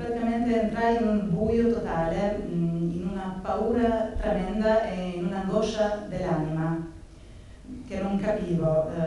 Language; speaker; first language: Italian; non-native, fluent; Albanian